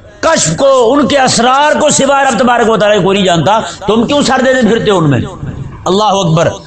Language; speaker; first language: Urdu; native; Urdu